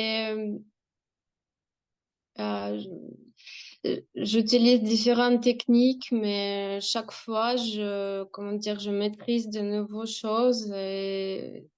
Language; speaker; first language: French; non-native, fluent; Russian